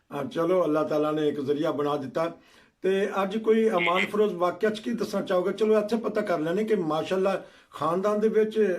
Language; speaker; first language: Urdu; non-native, local second language; Punjabi